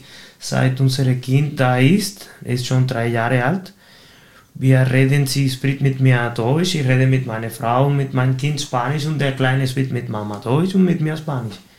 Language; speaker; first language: German; non-native, fluent; Spanish